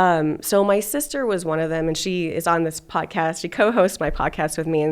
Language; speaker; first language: English; native; English